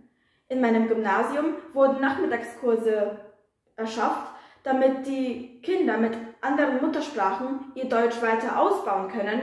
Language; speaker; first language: German; non-native, fluent; Polish